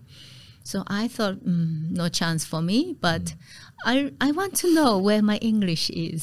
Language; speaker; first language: English; non-native, fluent; Korean